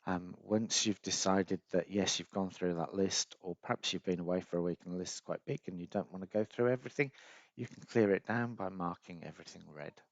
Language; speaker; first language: English; native; English